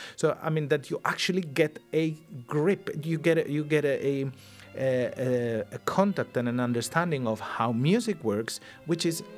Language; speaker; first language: English; non-native, fluent; Spanish